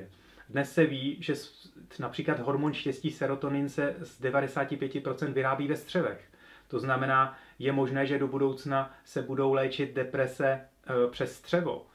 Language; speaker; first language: Czech; native; Czech